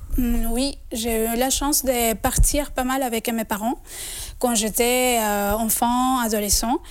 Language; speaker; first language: French; non-native, fluent; Spanish